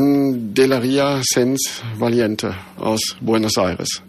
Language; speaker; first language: German; native; German